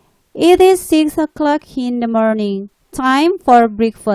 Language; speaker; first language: English; non-native, learner; Indonesian